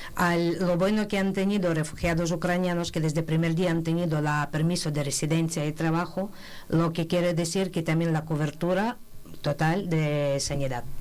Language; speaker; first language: Spanish; non-native, fluent; Ukrainian